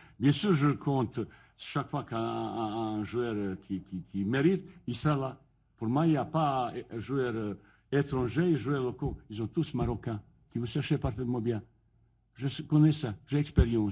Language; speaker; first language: French; non-native, learner; Bosnian